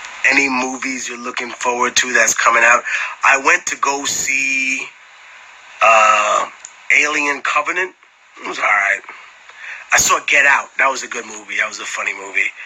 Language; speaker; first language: English; early bilingual, other home language; Spanish